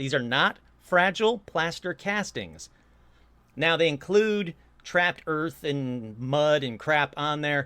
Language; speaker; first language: English; native; English